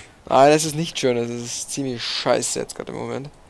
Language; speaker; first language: German; native; German